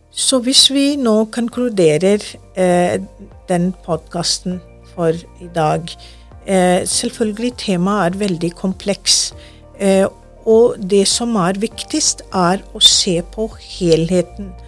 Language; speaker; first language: Norwegian; non-native, fluent; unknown